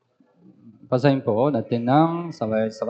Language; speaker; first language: Filipino; non-native, learner; Korean